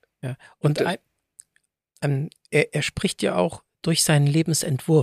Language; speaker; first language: German; native; German